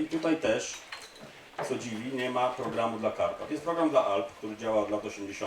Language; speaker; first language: Polish; native; Polish